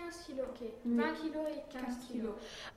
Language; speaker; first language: French; non-native, learner; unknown